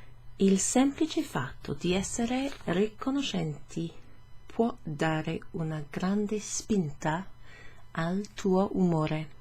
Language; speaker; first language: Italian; non-native, fluent; English